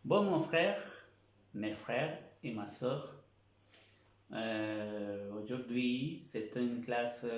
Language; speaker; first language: French; non-native, fluent; Spanish